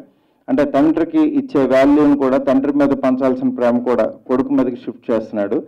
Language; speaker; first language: Telugu; native; Telugu